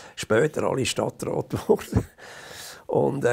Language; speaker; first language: German; native; German